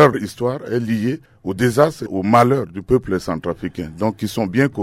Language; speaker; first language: French; non-native, local second language; Sango